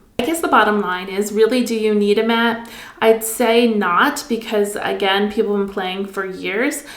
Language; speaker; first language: English; native; English